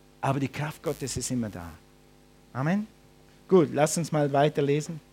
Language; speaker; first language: German; non-native, fluent; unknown